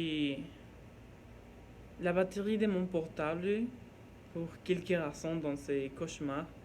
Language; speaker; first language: French; non-native, learner; Norwegian